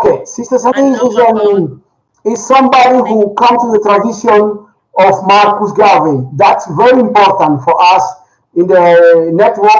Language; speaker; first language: English; non-native, learner; Spanish